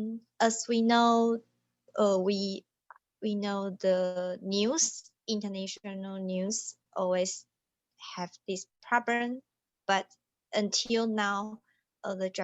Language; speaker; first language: English; non-native, learner; Chinese